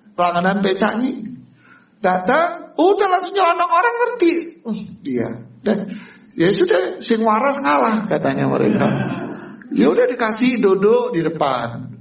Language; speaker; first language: Indonesian; native; Indonesian